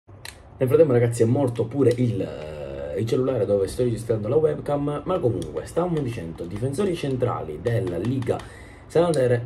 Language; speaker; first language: Italian; native; Italian